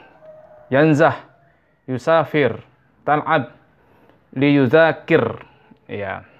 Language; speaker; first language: Arabic; non-native, fluent; Indonesian